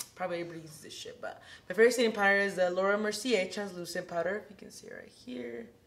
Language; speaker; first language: English; early bilingual, other home language; Spanish